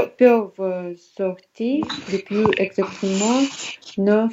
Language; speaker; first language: French; non-native, learner; Russian